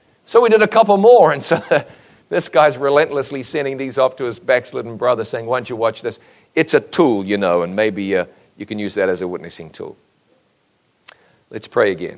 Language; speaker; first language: English; native; English